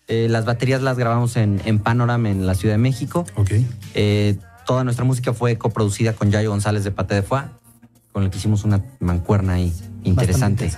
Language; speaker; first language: Spanish; native; Spanish